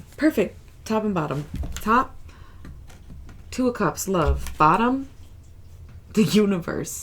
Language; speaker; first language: English; native; English